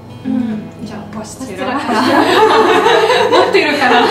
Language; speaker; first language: Japanese; non-native, learner; Russian